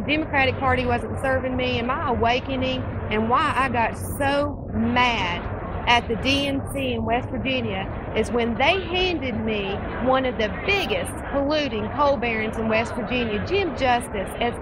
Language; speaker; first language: English; native; English